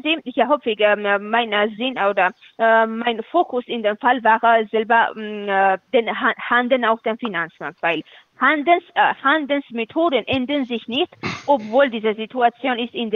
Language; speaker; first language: German; non-native, fluent; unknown